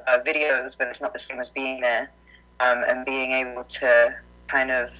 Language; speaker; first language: English; native; English